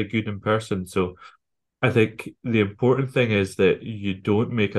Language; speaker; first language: English; native; English